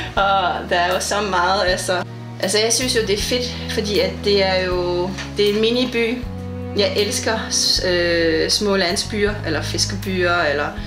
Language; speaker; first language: Danish; non-native, local second language; French